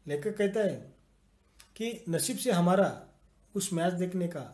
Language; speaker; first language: Hindi; non-native, local second language; Marathi